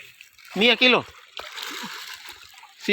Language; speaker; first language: English; non-native, learner; Filipino